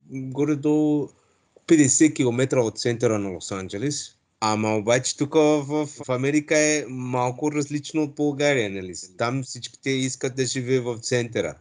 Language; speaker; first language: Bulgarian; non-native, learner; English